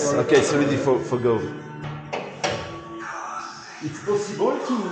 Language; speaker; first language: English; non-native, learner; French